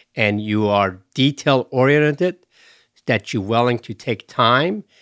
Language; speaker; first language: English; non-native, fluent; Persian